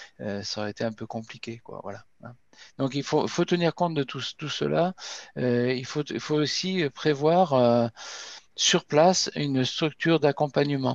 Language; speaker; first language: French; native; French